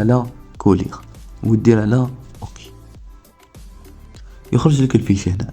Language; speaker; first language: Arabic; native; Arabic